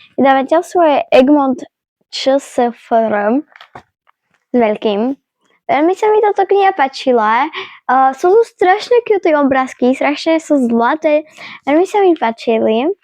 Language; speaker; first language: Slovak; early bilingual, other home language; Ukrainian